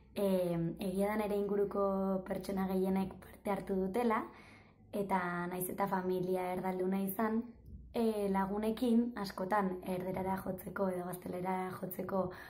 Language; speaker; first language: Basque; non-native, local second language; Spanish